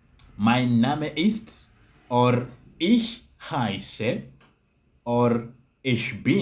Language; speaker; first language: German; non-native, learner; English